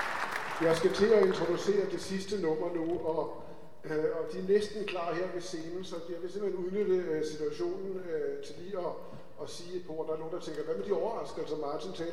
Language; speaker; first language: Danish; native; Danish